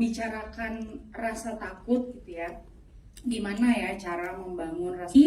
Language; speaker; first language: Indonesian; native; Indonesian